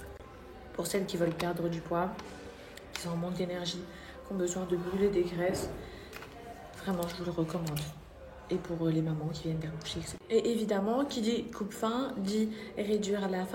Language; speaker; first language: French; native; French